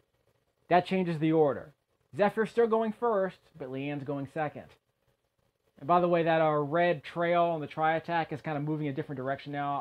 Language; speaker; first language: English; native; English